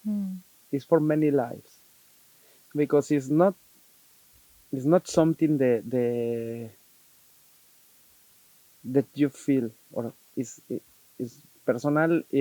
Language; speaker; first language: English; non-native, learner; Spanish